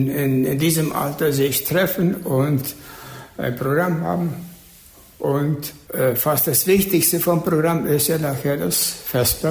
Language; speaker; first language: German; early bilingual, heritage; German